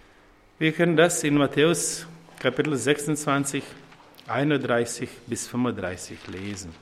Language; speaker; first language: German; non-native, fluent; Croatian